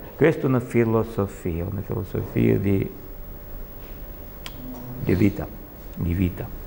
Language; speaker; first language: Italian; non-native, learner; Russian